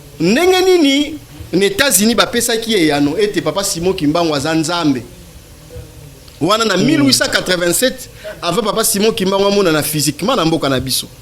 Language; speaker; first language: Lingala; non-native, local second language; Kituba (Democratic Republic of Congo)